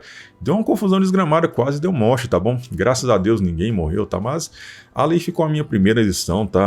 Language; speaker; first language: Portuguese; native; Portuguese